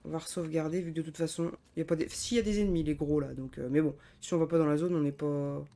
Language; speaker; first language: French; native; French